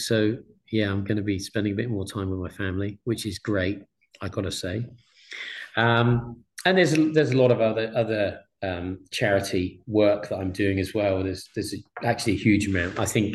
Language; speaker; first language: English; native; English